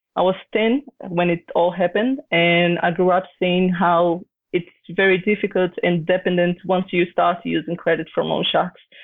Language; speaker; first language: English; non-native, fluent; Portuguese